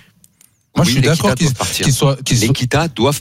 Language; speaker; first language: French; native; French